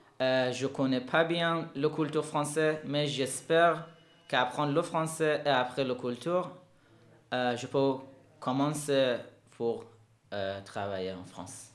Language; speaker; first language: French; non-native, learner; Persian